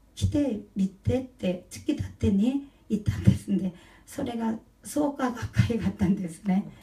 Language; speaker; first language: Japanese; non-native, learner; Korean